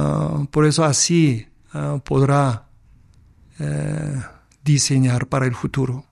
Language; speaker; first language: Spanish; non-native, fluent; Korean